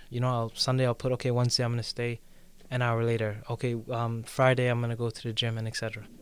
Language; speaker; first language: English; native; English